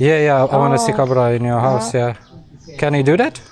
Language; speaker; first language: English; non-native, learner; Lithuanian